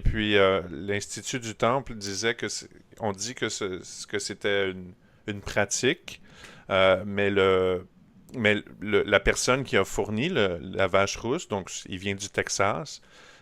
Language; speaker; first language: French; native; French